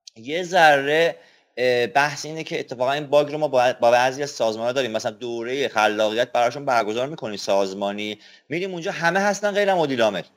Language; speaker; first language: Persian; non-native, local second language; Azerbaijani